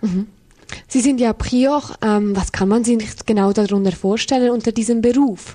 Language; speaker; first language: German; native; German